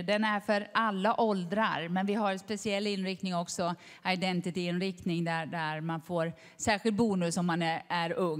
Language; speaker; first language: Swedish; native; Swedish